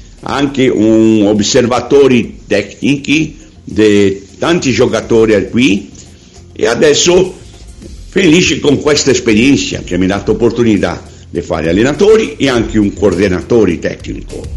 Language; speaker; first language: Italian; non-native, learner; Portuguese